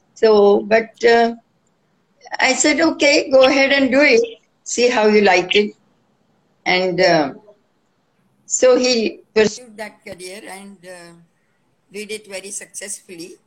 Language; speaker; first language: English; non-native, local second language; Marathi